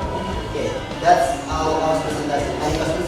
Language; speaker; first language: English; non-native, learner; Indonesian